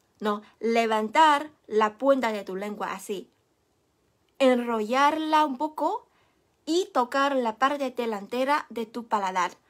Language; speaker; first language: Spanish; non-native, fluent; Chinese